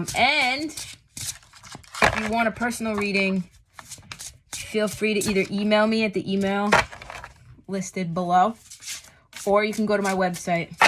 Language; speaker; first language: English; native; English